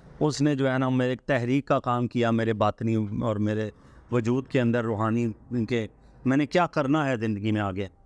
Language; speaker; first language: Urdu; non-native, local second language; Northern Hindko